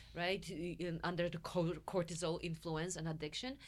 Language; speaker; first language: English; non-native, fluent; Polish